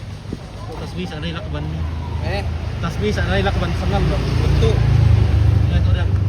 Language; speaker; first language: Indonesian; non-native, local second language; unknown